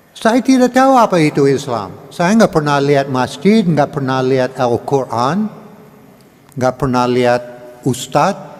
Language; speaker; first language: Indonesian; non-native, fluent; English